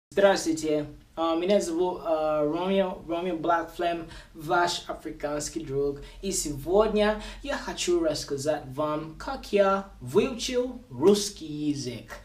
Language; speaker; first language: Russian; non-native, local second language; Bemba